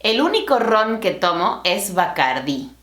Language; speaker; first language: Spanish; non-native, fluent; English